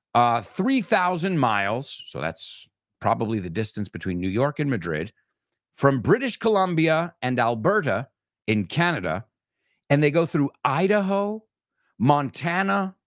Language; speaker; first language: English; native; English